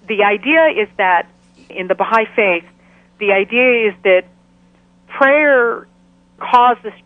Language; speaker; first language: English; native; English